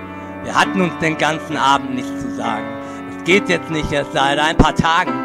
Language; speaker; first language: German; native; German